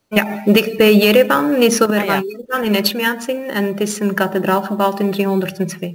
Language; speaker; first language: Dutch; non-native, fluent; Armenian